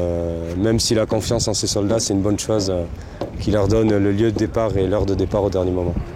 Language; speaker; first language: French; native; French